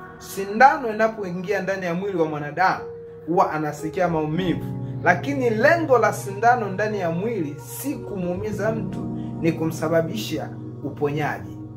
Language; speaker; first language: Swahili; native; Swahili